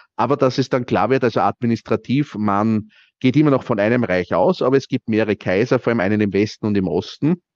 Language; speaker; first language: German; native; German